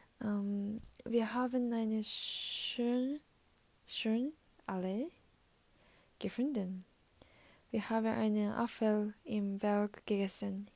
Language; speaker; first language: German; non-native, learner; Japanese